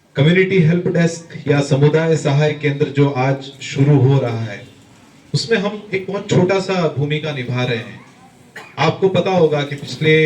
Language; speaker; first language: Hindi; native; Hindi